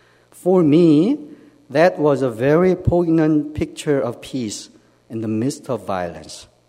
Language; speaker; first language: English; non-native, fluent; Korean